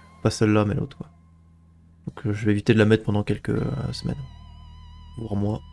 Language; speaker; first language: French; native; French